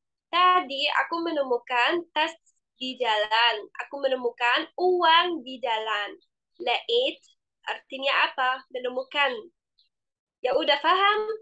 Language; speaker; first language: Indonesian; non-native, fluent; Arabic